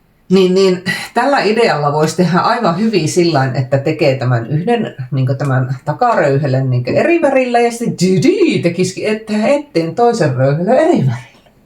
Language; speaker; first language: Finnish; native; Finnish